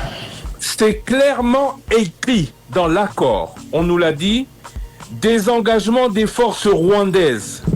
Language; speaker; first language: French; non-native, local second language; Lingala